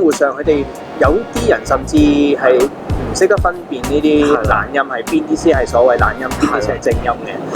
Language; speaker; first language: Cantonese; native; Cantonese